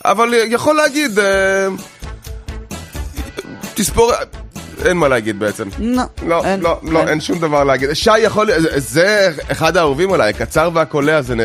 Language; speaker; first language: Hebrew; native; Hebrew